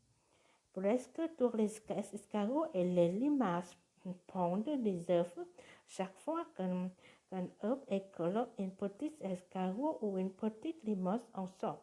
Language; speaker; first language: French; non-native, learner; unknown